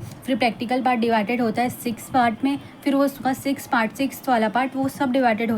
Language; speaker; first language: Hindi; native; Hindi